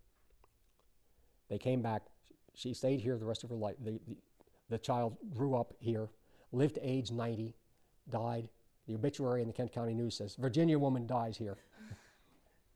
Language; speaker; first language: English; native; English